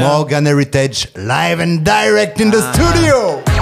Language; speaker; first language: English; non-native, fluent; French